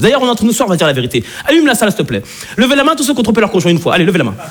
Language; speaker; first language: French; native; French